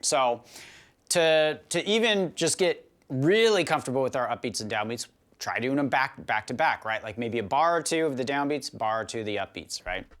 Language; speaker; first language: English; native; English